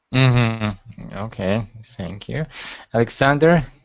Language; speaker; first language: English; non-native, fluent; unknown